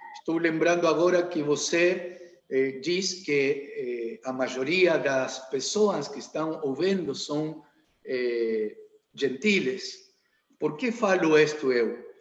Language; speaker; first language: Portuguese; non-native, learner; Spanish